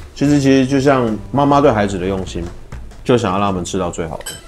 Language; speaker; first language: Chinese; native; Chinese